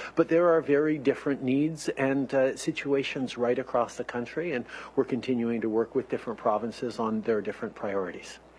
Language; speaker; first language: English; native; English